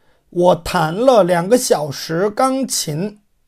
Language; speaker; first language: Chinese; non-native, fluent; Korean